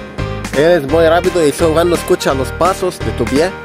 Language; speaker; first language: Spanish; non-native, fluent; Arabic